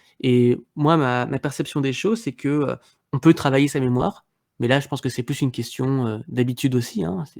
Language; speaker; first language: French; native; French